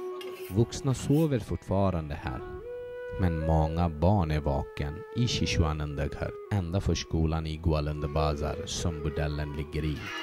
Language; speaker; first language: Swedish; non-native, fluent; Bangla